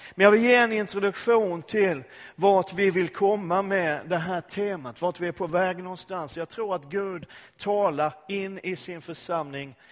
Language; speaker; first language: Swedish; native; Swedish